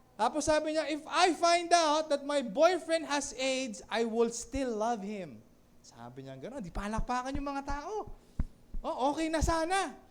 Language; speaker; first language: Filipino; native; Filipino